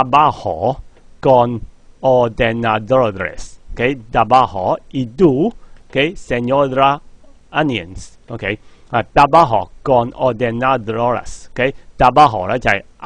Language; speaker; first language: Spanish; non-native, fluent; Cantonese